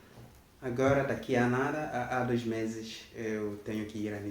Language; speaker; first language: Portuguese; non-native, fluent; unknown